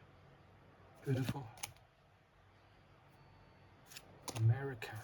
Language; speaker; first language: English; non-native, learner; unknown